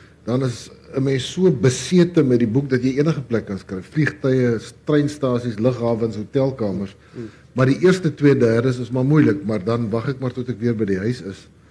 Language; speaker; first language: Afrikaans; native; Afrikaans